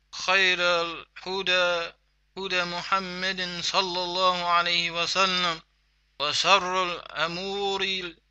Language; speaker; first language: Arabic; non-native, fluent; English